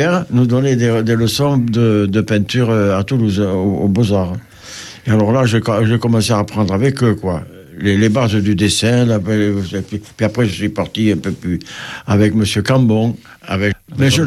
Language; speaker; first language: French; native; French